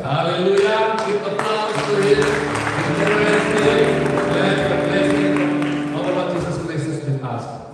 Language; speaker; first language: English; non-native, learner; Indonesian